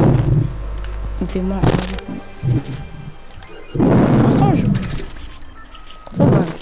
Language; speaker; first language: French; native; French